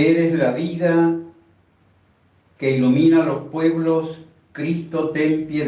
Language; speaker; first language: Spanish; native; Spanish